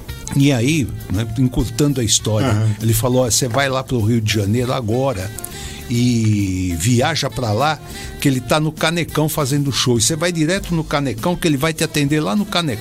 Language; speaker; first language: Portuguese; native; Portuguese